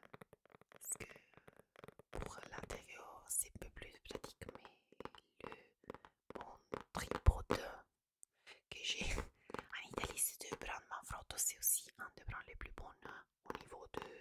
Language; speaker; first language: French; non-native, fluent; Italian